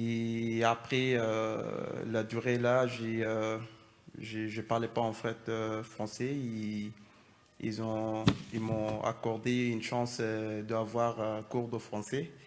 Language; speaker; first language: French; non-native, fluent; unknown